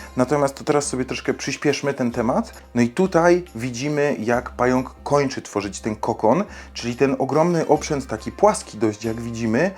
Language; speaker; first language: Polish; native; Polish